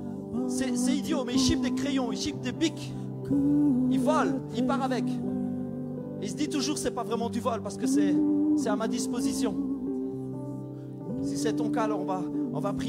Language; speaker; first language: French; native; French